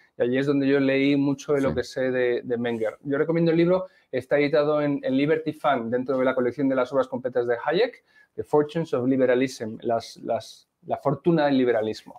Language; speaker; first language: Spanish; native; Spanish